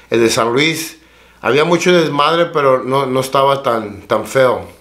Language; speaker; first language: Spanish; early bilingual, heritage; Spanish